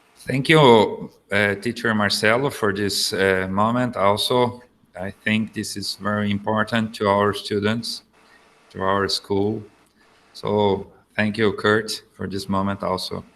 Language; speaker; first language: English; non-native, learner; Portuguese